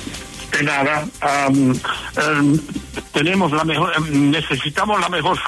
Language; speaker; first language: Spanish; non-native, fluent; English